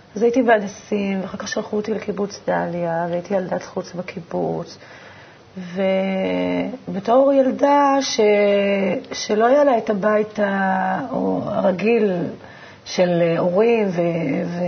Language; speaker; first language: Hebrew; native; Hebrew